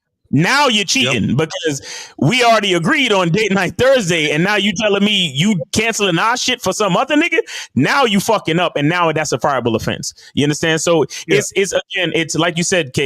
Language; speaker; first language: English; native; English